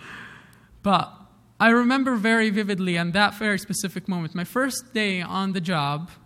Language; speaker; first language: English; non-native, fluent; Arabic